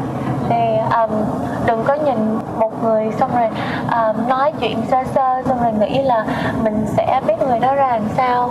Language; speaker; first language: Vietnamese; early bilingual, heritage; Vietnamese